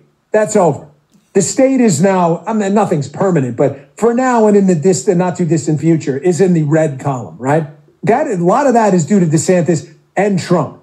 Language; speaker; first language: English; native; English